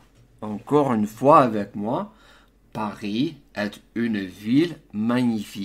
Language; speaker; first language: French; non-native, fluent; English